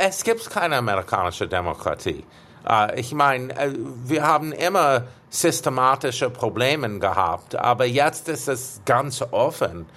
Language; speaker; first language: German; non-native, fluent; English